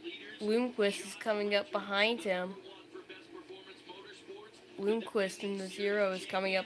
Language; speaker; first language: English; native; English